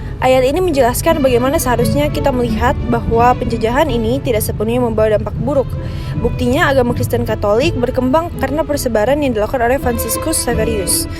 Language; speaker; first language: Indonesian; native; Indonesian